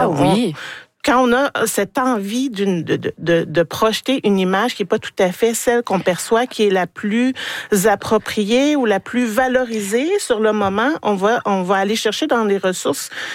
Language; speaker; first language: French; native; French